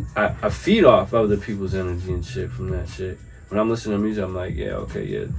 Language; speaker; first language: English; native; English